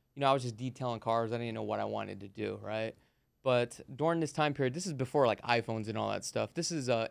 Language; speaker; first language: English; native; English